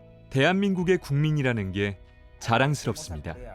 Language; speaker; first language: Korean; native; Korean